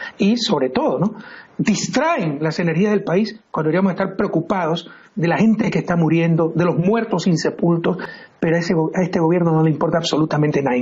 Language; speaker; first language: Spanish; native; Spanish